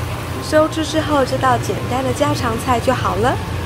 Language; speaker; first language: Chinese; non-native, fluent; Japanese